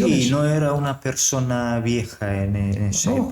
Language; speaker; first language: Spanish; non-native, fluent; Serbian